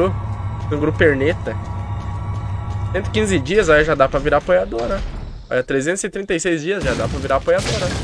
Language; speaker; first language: Portuguese; native; Portuguese